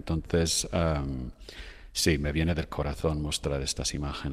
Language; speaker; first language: Spanish; non-native, fluent; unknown